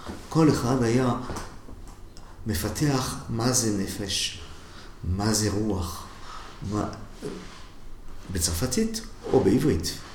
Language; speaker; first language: Hebrew; non-native, fluent; French